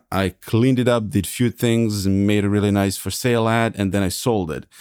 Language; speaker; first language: English; non-native, fluent; Serbian